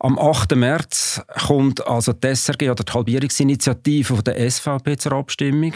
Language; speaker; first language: German; native; German